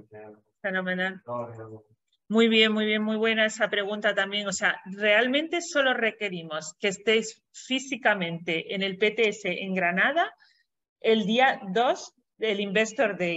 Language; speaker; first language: Spanish; native; Spanish